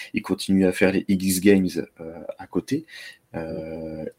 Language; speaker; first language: French; native; French